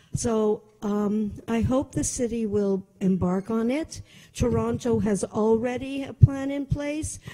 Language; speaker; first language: English; native; English